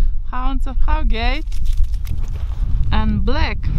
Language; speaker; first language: English; non-native, learner; Russian